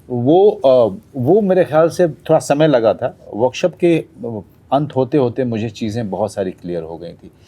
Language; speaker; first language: Hindi; native; Hindi